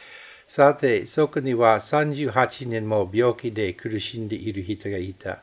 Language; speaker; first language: Japanese; non-native, fluent; English